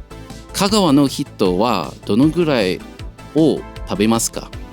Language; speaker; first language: Japanese; non-native, learner; English